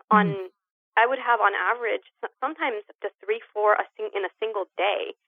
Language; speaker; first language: English; early bilingual, other home language; Spanish